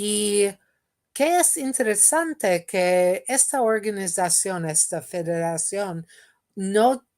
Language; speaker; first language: Spanish; non-native, fluent; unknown